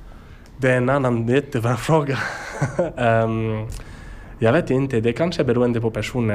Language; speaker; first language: Swedish; non-native, learner; French